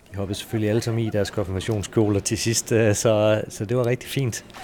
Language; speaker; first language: Danish; native; Danish